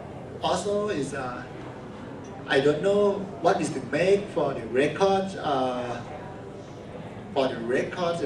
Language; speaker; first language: English; non-native, learner; Thai